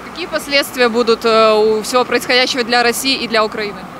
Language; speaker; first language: Russian; native; Russian